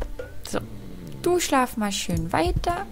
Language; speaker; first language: German; native; German